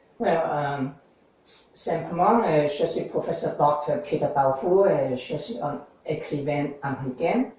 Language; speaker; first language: French; non-native, learner; English